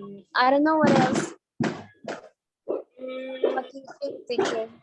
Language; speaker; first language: English; non-native, learner; Spanish